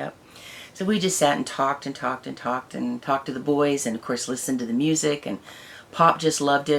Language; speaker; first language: English; native; English